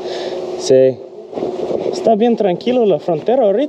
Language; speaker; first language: Spanish; non-native, learner; English